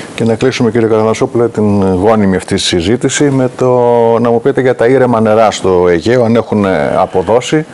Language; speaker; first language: Greek; native; Greek